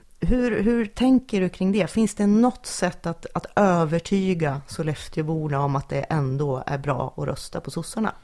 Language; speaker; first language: Swedish; native; Swedish